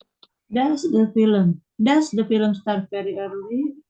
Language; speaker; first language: English; non-native, learner; Indonesian